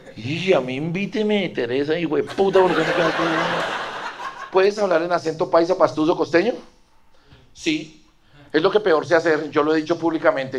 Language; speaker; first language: Spanish; native; Spanish